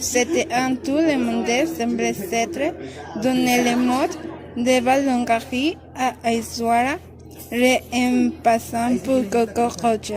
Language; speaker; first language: French; non-native, learner; Spanish